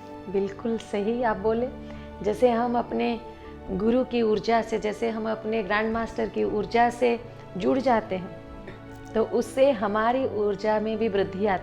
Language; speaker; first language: Hindi; native; Hindi